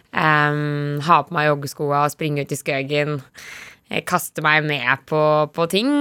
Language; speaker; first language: Norwegian; native; Norwegian